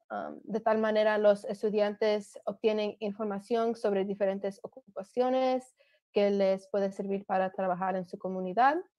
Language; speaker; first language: Spanish; early bilingual, other home language; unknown